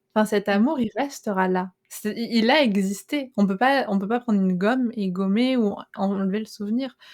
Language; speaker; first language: French; native; French